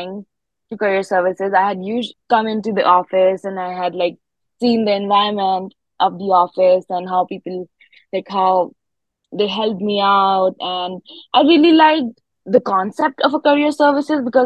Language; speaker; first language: English; non-native, local second language; Hindi